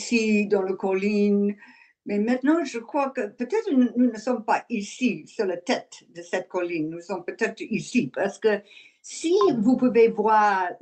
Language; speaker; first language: French; non-native, learner; English